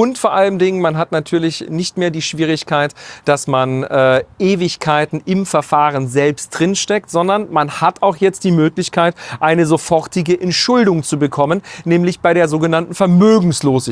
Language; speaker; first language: German; native; German